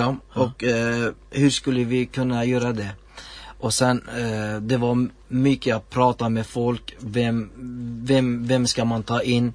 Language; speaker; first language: Swedish; non-native, learner; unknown